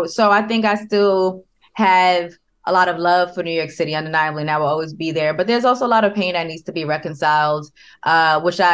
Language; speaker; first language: English; native; English